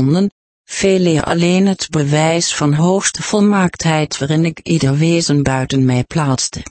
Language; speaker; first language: Dutch; native; Dutch